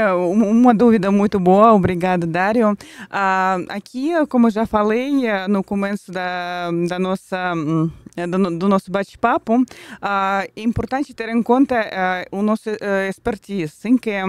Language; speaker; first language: Portuguese; non-native, fluent; Russian